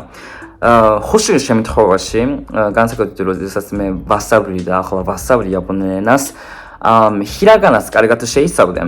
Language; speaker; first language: Georgian; non-native, fluent; Japanese